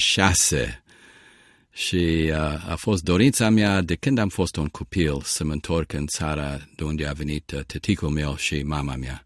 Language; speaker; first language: Romanian; early bilingual, heritage; Romanian